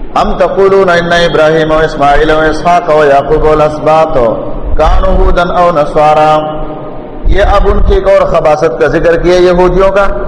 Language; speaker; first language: Urdu; non-native, local second language; Pashto